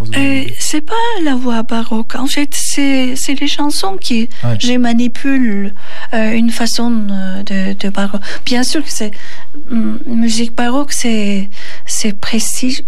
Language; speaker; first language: French; non-native, fluent; Turkish